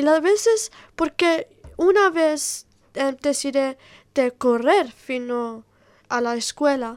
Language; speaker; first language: Spanish; non-native, learner; Italian